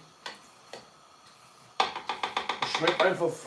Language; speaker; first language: German; early bilingual, other home language; Kurdish